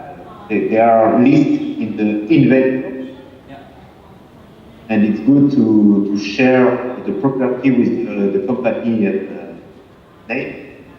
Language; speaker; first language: English; non-native, fluent; French